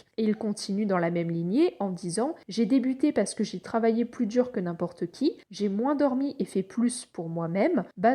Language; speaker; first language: French; native; French